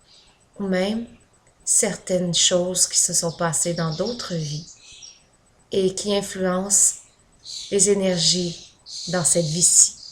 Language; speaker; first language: French; native; French